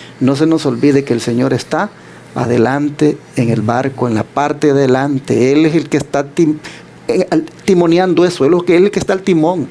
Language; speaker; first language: Spanish; native; Spanish